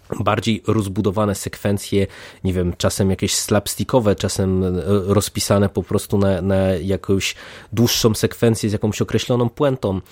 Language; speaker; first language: Polish; native; Polish